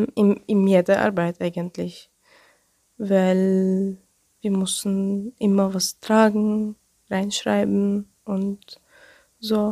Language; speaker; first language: German; non-native, learner; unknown